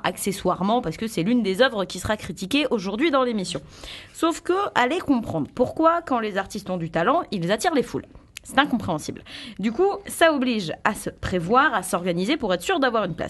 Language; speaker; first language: French; native; French